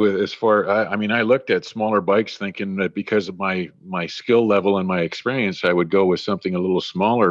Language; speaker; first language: English; native; English